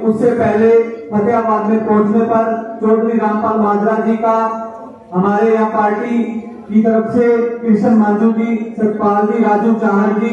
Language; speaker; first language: Hindi; native; Hindi